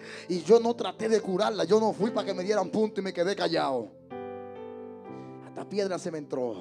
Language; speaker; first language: Spanish; native; Spanish